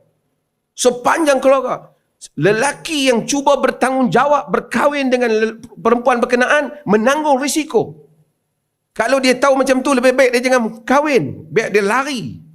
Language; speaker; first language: Malay; native; Malay